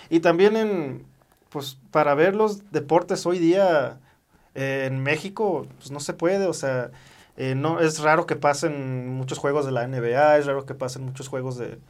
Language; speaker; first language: Spanish; early bilingual, heritage; Spanish